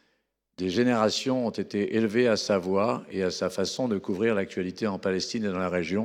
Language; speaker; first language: French; native; French